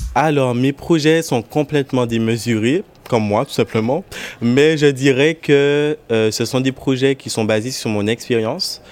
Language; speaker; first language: French; native; French